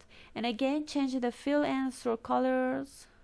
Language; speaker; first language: English; non-native, fluent; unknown